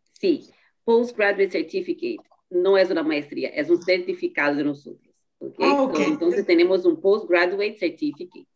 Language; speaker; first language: Spanish; non-native, fluent; Portuguese